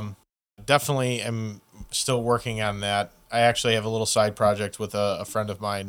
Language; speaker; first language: English; native; English